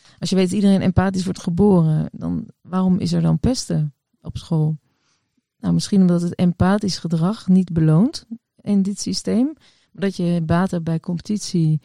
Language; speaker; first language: Dutch; native; Dutch